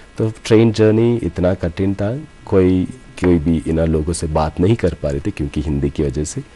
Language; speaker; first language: Hindi; non-native, local second language; Tamil